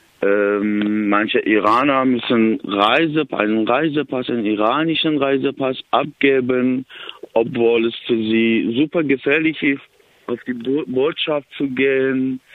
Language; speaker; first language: German; non-native, learner; Persian